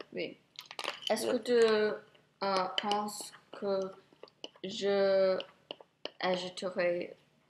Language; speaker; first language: French; non-native, learner; English